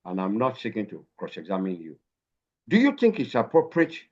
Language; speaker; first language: English; non-native, local second language; Yoruba